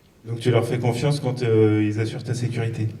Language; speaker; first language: French; native; French